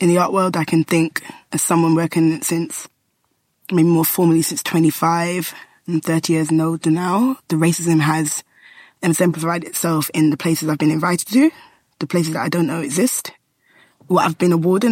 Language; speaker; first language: English; native; English